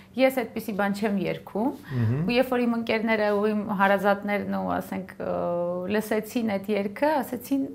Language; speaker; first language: Armenian; early bilingual, heritage; Armenian